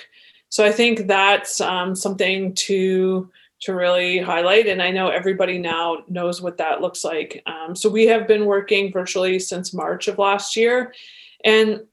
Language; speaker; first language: English; native; English